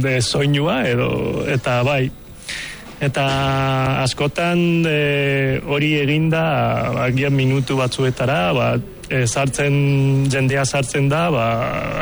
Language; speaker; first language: Basque; non-native, local second language; Cantonese